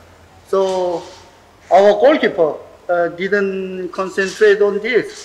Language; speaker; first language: English; non-native, learner; Korean